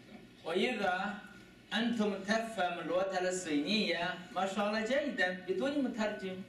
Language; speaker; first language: Arabic; non-native, learner; Chinese